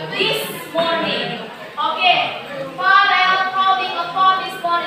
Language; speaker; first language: English; non-native, learner; Indonesian